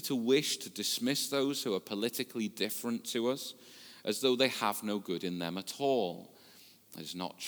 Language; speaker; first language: English; native; English